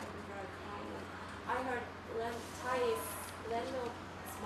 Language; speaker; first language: English; non-native, learner; Korean